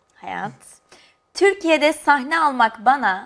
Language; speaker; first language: Turkish; early bilingual, other home language; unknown